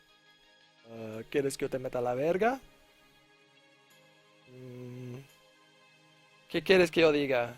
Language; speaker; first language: Spanish; non-native, learner; English